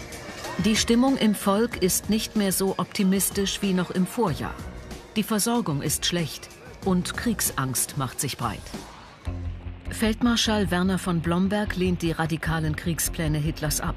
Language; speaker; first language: German; native; German